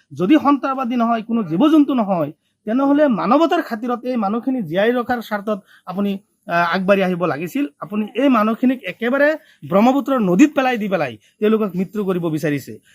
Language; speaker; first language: Assamese; non-native, local second language; Bangla